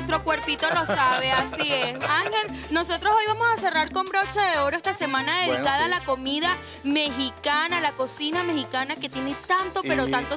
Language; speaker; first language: Spanish; native; Spanish